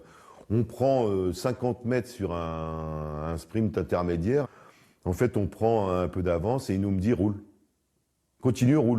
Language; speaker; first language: French; native; French